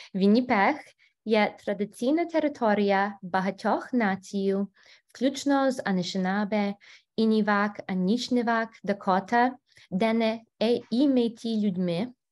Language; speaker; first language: Ukrainian; early bilingual, other home language; English